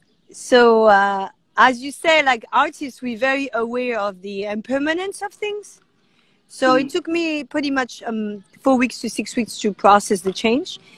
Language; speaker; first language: English; non-native, fluent; French